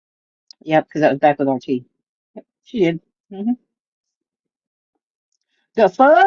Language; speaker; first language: English; native; English